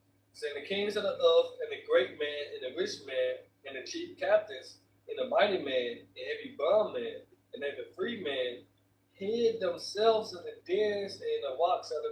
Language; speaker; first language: English; native; English